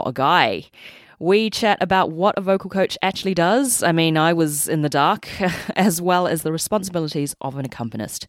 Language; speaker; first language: English; native; English